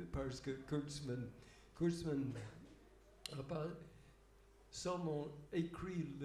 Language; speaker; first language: French; non-native, fluent; English